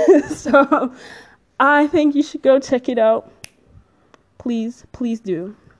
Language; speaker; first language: English; native; English